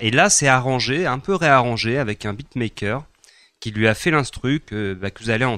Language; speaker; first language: French; native; French